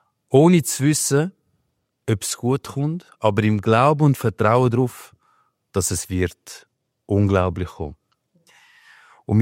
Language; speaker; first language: German; native; German